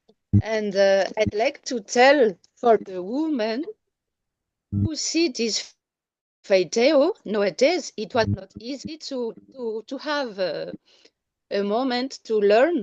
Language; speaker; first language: English; non-native, learner; Malagasy